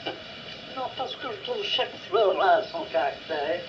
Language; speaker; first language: French; non-native, fluent; Portuguese